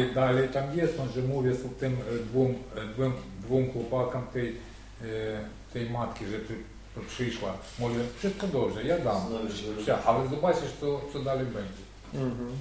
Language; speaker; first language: Polish; non-native, learner; Russian